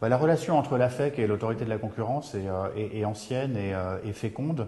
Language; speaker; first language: French; native; French